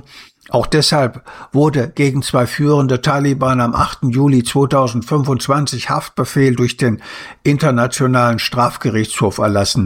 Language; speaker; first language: German; native; German